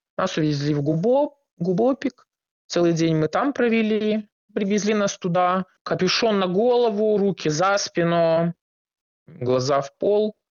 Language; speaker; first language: Russian; native; Russian